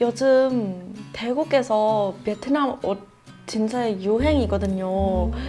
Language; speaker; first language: Korean; non-native, learner; Thai